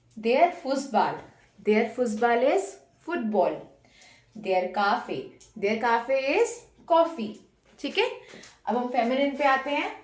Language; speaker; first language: Hindi; native; Hindi